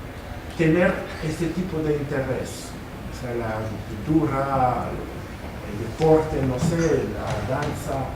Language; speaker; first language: Spanish; non-native, fluent; German